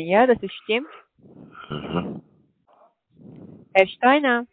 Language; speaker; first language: German; non-native, learner; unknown